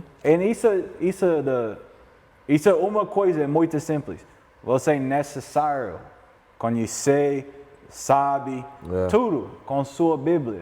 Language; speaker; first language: Portuguese; non-native, learner; English